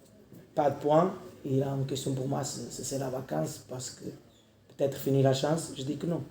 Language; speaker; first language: French; non-native, learner; Portuguese